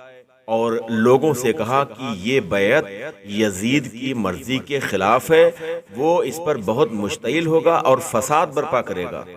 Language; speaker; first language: Urdu; native; Urdu